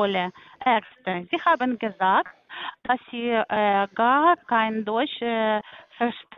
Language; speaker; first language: German; non-native, learner; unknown